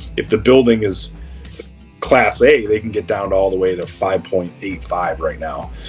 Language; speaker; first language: English; native; English